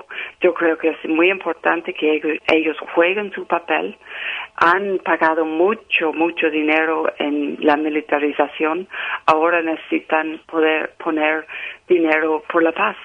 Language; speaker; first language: Spanish; non-native, fluent; English